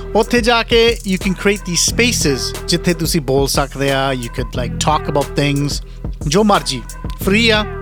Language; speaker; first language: English; early bilingual, other home language; Punjabi